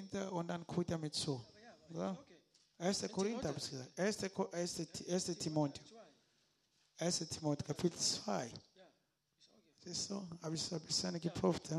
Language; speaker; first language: German; non-native, learner; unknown